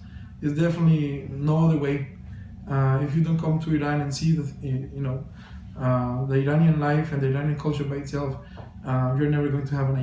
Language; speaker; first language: English; non-native, fluent; Spanish